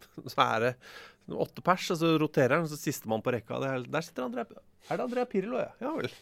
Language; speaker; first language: Norwegian; native; Norwegian